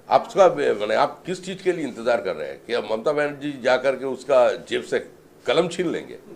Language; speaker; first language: Hindi; non-native, local second language; Bangla